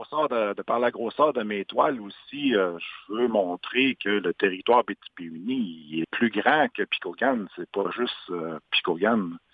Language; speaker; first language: French; non-native, local second language; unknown